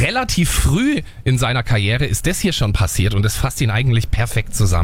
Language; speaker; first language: German; native; German